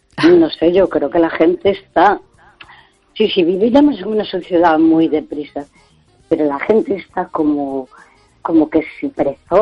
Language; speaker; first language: Spanish; native; Spanish